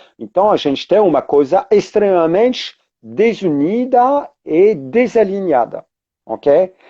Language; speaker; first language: Portuguese; non-native, fluent; French